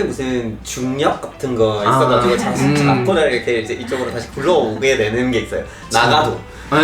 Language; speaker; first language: Korean; non-native, fluent; English